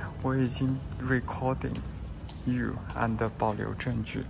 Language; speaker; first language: English; non-native, learner; Chinese